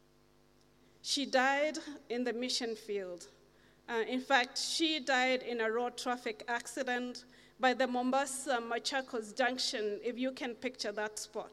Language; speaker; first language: English; non-native, local second language; Kamba